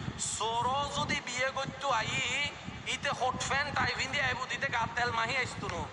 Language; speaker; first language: Bangla; non-native, local second language; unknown